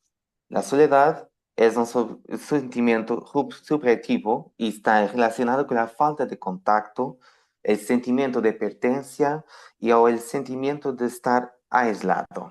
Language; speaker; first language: Spanish; non-native, fluent; Portuguese